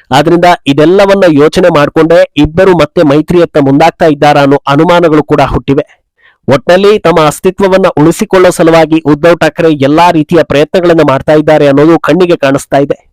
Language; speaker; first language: Kannada; native; Kannada